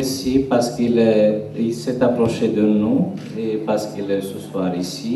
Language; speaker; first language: French; non-native, fluent; Romanian